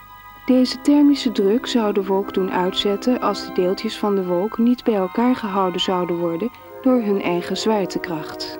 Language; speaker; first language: Dutch; native; Dutch